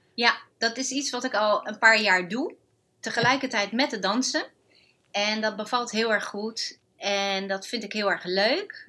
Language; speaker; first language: Dutch; non-native, fluent; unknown